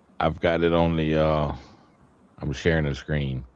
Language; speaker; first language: English; native; English